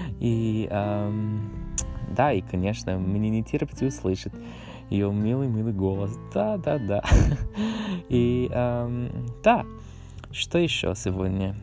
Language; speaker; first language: Russian; non-native, learner; English